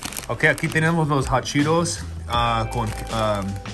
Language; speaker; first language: Spanish; early bilingual, heritage; Spanish